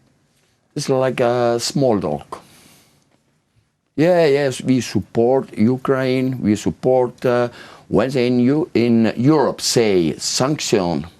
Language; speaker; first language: English; non-native, learner; Estonian